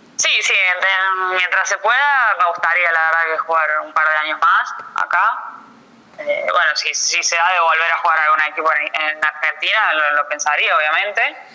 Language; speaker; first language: Spanish; native; Spanish